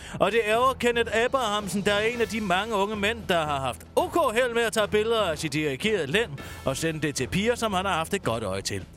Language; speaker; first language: Danish; native; Danish